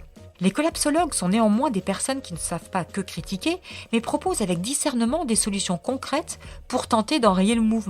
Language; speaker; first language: French; native; French